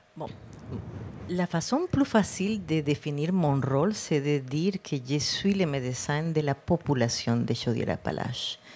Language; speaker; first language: French; non-native, fluent; Spanish